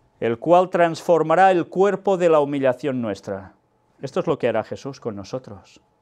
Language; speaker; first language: Spanish; non-native, local second language; Catalan